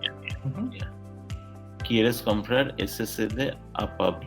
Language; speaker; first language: Spanish; non-native, learner; English